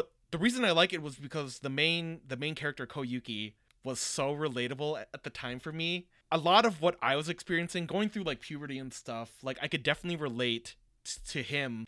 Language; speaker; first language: English; early bilingual, other home language; Japanese